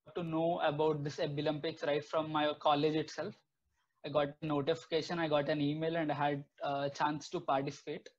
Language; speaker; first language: English; non-native, local second language; Telugu